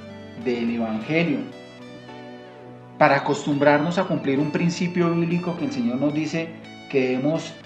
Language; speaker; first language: Spanish; native; Spanish